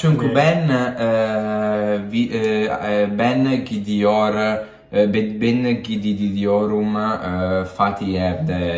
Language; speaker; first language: Turkish; non-native, learner; Italian